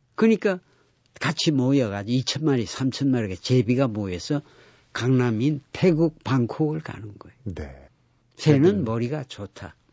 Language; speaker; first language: Korean; native; Korean